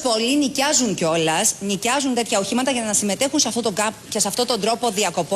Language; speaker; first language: Greek; native; Greek